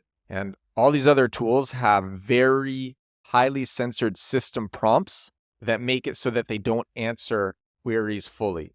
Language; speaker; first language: English; native; English